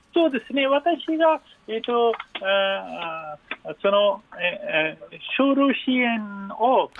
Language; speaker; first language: Japanese; non-native, fluent; Persian